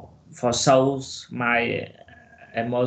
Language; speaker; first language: English; non-native, learner; Vietnamese